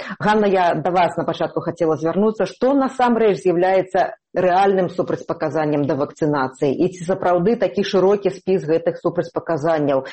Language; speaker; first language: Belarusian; native; Belarusian